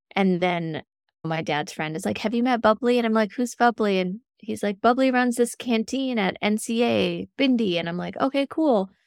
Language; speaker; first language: English; native; English